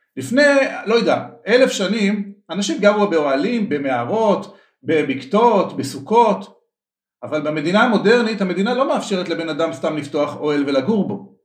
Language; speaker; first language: Hebrew; native; Hebrew